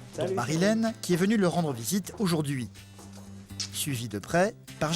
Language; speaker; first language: French; native; French